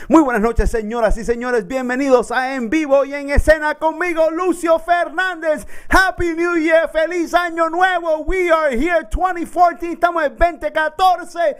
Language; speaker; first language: Spanish; early bilingual, heritage; Spanish